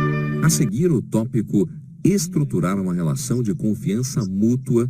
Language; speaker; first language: Portuguese; native; Portuguese